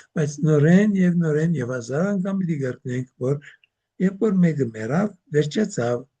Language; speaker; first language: Armenian; early bilingual, heritage; Armenian